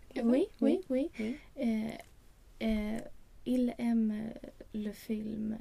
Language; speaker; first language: French; non-native, learner; Swedish